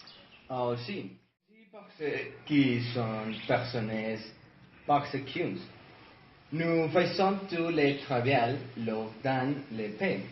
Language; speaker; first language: French; non-native, learner; Spanish